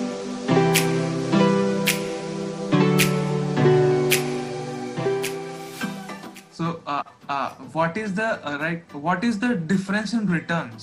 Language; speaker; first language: English; non-native, local second language; Hindi